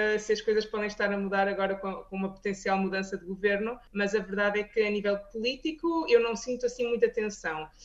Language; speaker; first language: Portuguese; native; Portuguese